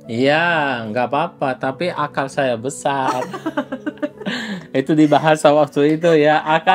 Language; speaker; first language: Indonesian; non-native, fluent; Arabic